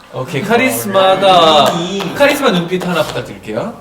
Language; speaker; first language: Korean; native; Korean